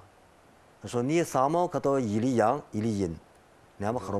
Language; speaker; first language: Bulgarian; non-native, learner; Chinese